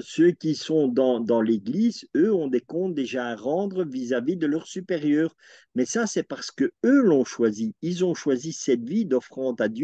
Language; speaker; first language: French; native; French